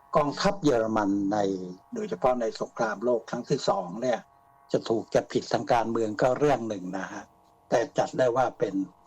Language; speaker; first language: Thai; native; Thai